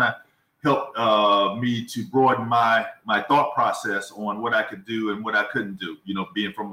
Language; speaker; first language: English; native; English